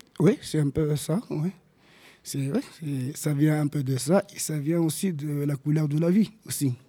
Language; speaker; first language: French; non-native, local second language; Arabic